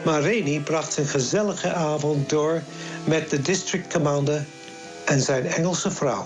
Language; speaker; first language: Dutch; non-native, fluent; English